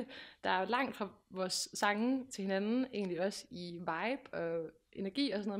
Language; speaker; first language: Danish; native; Danish